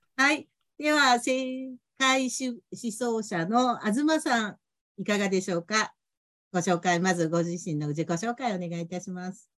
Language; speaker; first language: Japanese; native; Japanese